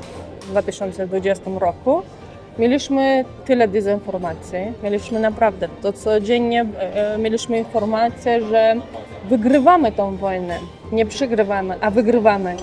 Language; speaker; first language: Polish; non-native, fluent; Armenian